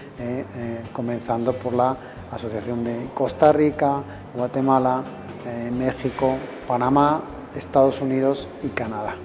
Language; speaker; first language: Spanish; native; Spanish